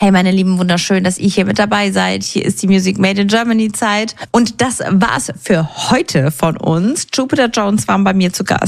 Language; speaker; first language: German; native; German